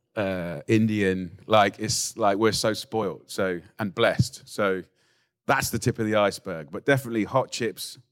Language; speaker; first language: English; native; English